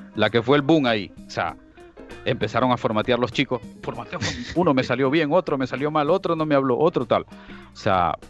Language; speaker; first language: Spanish; native; Spanish